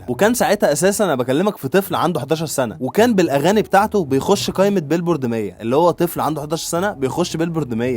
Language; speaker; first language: Arabic; native; Arabic